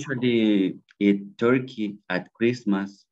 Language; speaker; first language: English; non-native, learner; Spanish